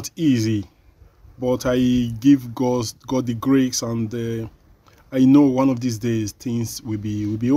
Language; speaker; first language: English; non-native, learner; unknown